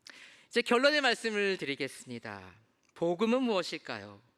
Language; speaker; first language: Korean; native; Korean